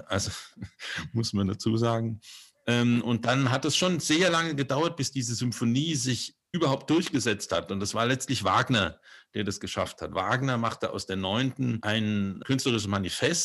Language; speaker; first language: German; native; German